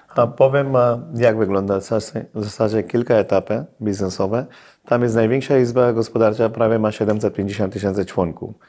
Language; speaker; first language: Polish; non-native, fluent; Hindi